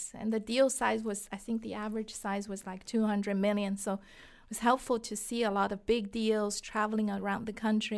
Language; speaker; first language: English; non-native, fluent; Chinese